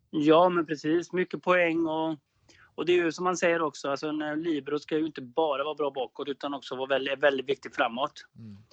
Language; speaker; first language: Swedish; native; Swedish